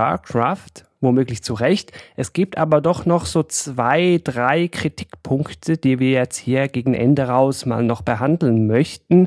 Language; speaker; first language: German; native; German